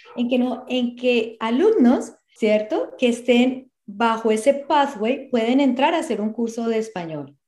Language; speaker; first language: Spanish; native; Spanish